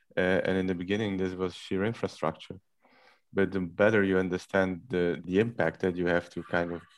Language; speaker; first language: English; non-native, fluent; Dutch